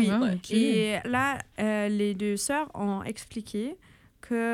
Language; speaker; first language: French; non-native, fluent; German